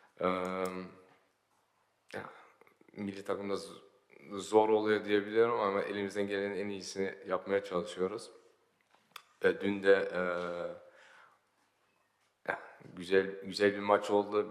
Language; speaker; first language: Turkish; early bilingual, heritage; Turkish